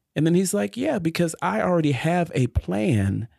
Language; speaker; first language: English; native; English